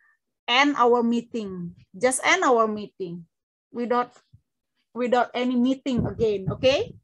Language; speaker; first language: English; non-native, fluent; Indonesian